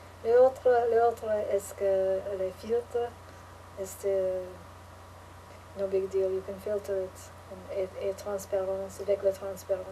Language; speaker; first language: French; non-native, learner; English